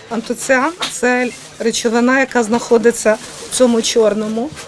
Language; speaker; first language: Ukrainian; native; Ukrainian